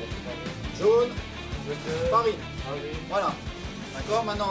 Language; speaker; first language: French; native; French